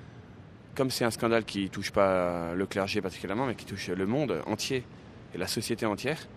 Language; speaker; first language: French; native; French